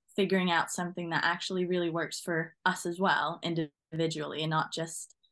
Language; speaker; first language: English; non-native, fluent; Norwegian